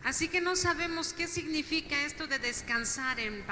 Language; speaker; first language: Spanish; native; Spanish